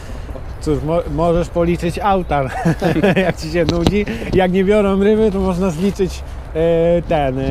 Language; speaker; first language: Polish; native; Polish